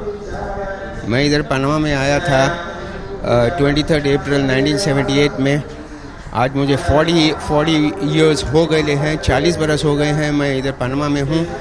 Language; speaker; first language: Hindi; non-native, local second language; Sindhi